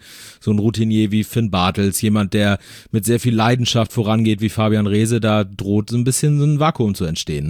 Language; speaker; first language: German; native; German